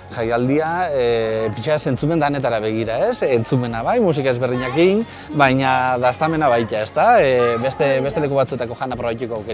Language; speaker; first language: Basque; native; Basque